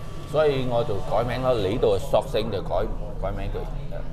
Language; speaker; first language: Cantonese; non-native, fluent; Italian